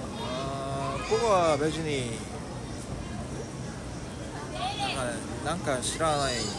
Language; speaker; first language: Japanese; non-native, learner; Korean